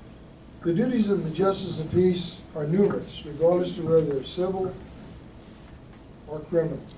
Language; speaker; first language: English; native; English